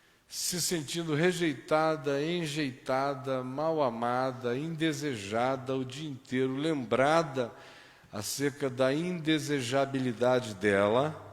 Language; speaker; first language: Portuguese; native; Portuguese